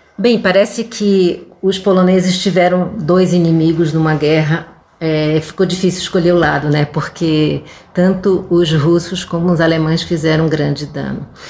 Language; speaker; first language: Portuguese; native; Portuguese